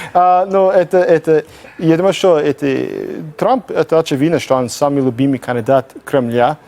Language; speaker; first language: Russian; non-native, fluent; English